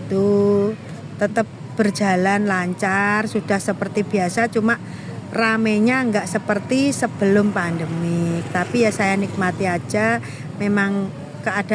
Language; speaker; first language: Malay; non-native, local second language; Javanese